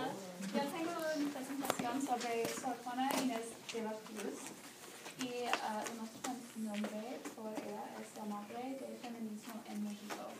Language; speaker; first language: Spanish; non-native, learner; English